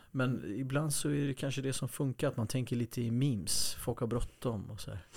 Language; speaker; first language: Swedish; early bilingual, other home language; Kurdish